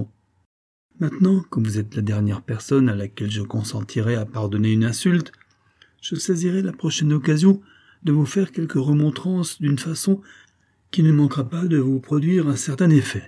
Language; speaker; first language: French; native; French